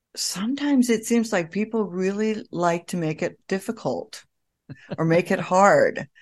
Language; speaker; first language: English; native; English